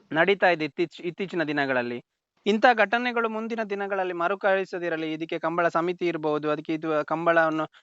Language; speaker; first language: Kannada; native; Kannada